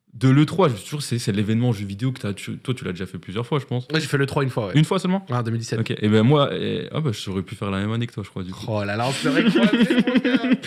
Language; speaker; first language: French; native; French